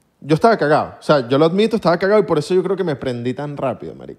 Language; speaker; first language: Spanish; native; Spanish